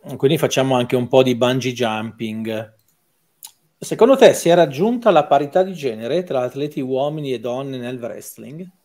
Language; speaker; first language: Italian; native; Italian